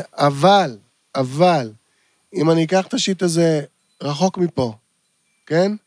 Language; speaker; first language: Hebrew; native; Hebrew